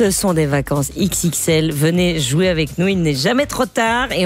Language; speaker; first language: French; native; French